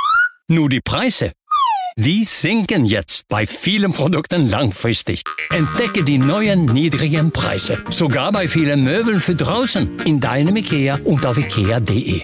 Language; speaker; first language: German; native; German